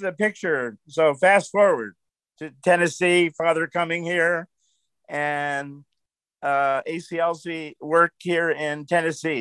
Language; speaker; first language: English; native; English